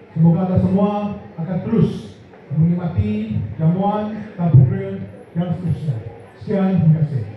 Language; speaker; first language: Malay; non-native, local second language; Chinese